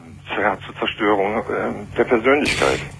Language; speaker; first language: German; native; German